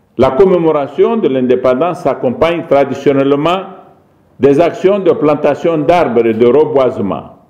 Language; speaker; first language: French; non-native, local second language; Arabic